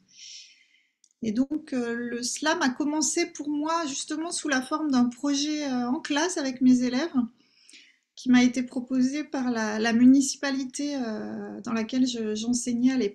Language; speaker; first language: French; native; French